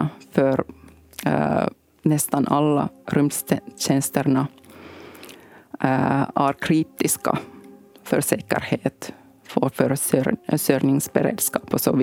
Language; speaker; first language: Swedish; non-native, local second language; Finnish